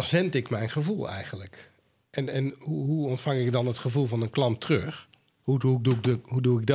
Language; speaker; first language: Dutch; native; Dutch